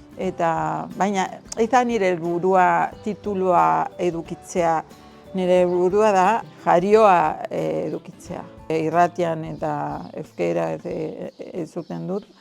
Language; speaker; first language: Basque; early bilingual, heritage; Spanish